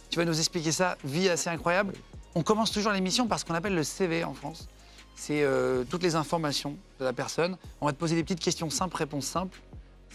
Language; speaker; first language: French; native; French